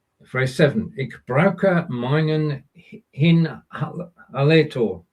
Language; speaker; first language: German; non-native, learner; English